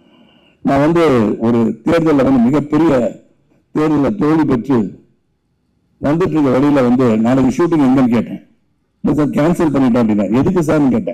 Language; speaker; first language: Tamil; native; Tamil